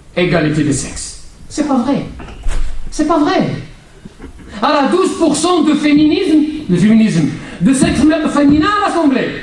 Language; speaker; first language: French; non-native, local second language; Arabic